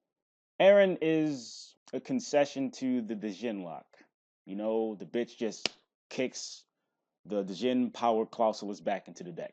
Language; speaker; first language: English; native; English